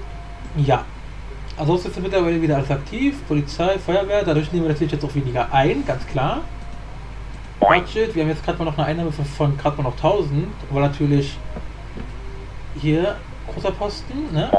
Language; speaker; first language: German; native; German